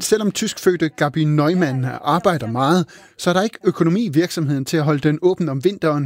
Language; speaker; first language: Danish; native; Danish